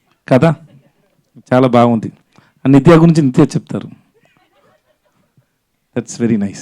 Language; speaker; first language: Telugu; non-native, learner; Tamil